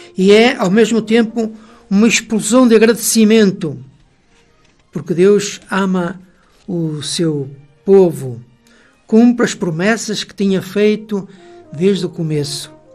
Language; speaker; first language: Portuguese; native; Portuguese